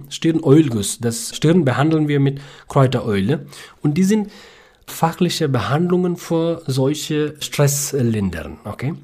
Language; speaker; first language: German; non-native, learner; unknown